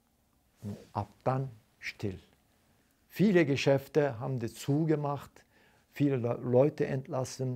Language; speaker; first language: German; non-native, fluent; Turkish